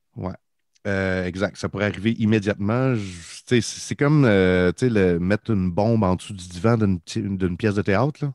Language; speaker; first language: French; native; French